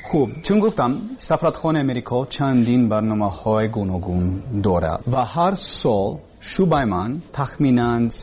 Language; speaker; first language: Persian; non-native, learner; English